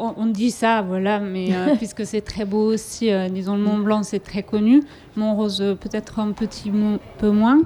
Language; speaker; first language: French; non-native, local second language; Italian